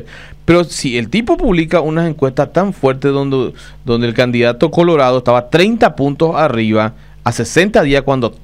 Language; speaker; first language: Spanish; native; Spanish